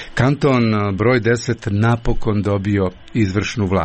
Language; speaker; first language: Croatian; native; Croatian